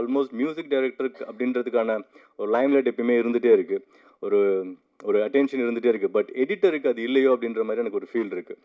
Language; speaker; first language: Tamil; native; Tamil